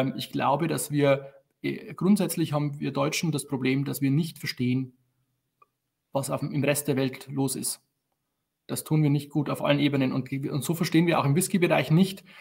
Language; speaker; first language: German; native; German